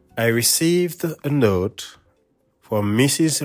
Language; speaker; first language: English; non-native, fluent; Haitian Creole